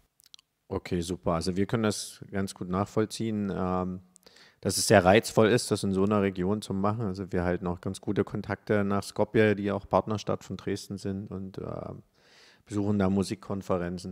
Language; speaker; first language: German; native; German